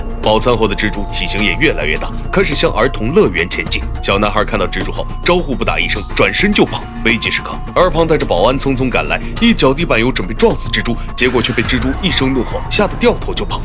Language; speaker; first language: Chinese; native; Chinese